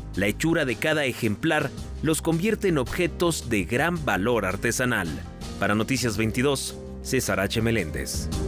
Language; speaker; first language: Spanish; native; Spanish